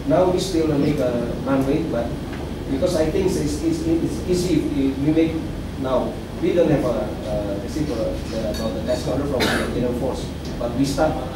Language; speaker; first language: English; non-native, learner; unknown